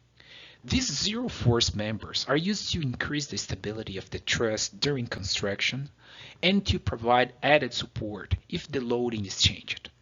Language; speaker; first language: English; non-native, fluent; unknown